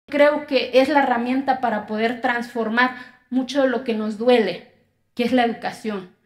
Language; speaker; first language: Spanish; non-native, local second language; Zapotec